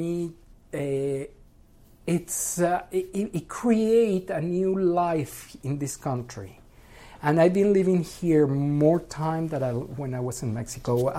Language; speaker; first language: English; non-native, fluent; Spanish